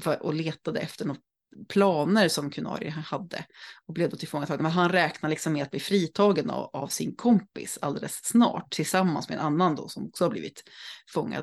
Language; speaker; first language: Swedish; native; Swedish